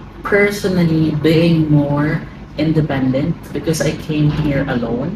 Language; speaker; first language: English; non-native, fluent; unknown